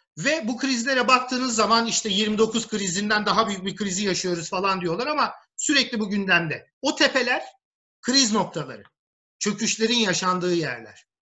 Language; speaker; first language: Turkish; native; Turkish